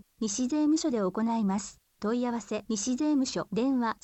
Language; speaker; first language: Japanese; native; Japanese